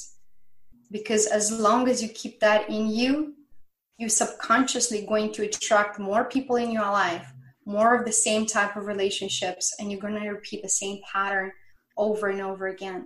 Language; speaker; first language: English; non-native, fluent; Romanian